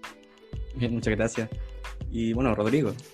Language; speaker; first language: Spanish; native; Spanish